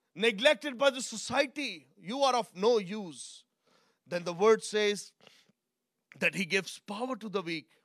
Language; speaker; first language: English; non-native, local second language; Urdu